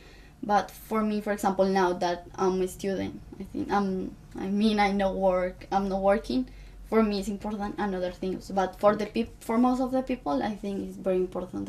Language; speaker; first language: English; non-native, fluent; Spanish